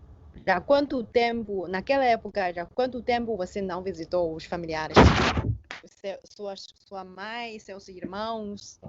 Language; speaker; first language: Portuguese; non-native, fluent; Chinese